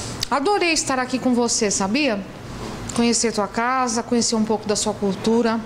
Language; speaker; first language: Portuguese; native; Portuguese